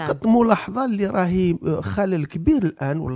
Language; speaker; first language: Arabic; native; Arabic